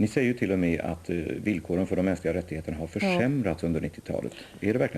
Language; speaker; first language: Swedish; native; Swedish